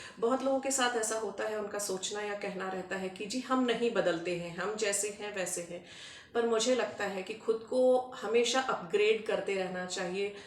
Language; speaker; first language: Hindi; native; Hindi